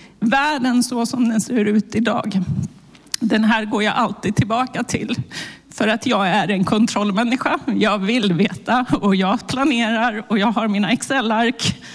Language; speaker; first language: Swedish; early bilingual, other home language; Finnish